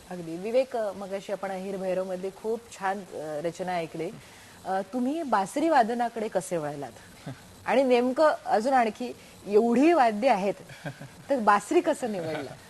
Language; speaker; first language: Marathi; native; Marathi